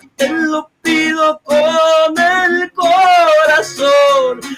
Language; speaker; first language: Spanish; early bilingual, heritage; Spanish